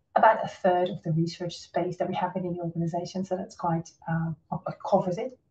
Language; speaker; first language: English; non-native, fluent; Dutch